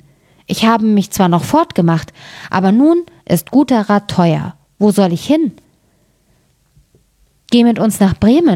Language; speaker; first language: German; native; German